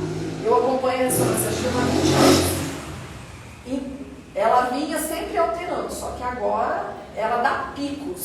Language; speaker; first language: Portuguese; native; Portuguese